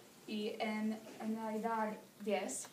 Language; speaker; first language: Spanish; non-native, learner; English